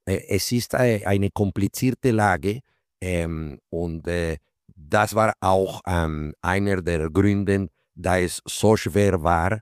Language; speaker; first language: German; non-native, fluent; Spanish